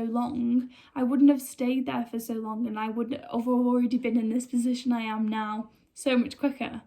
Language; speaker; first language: English; native; English